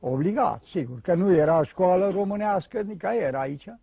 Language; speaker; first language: Romanian; non-native, local second language; Hungarian